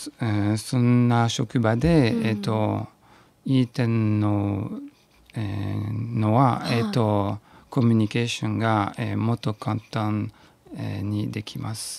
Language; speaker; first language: Japanese; non-native, learner; French